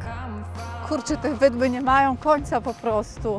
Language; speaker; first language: Polish; native; Polish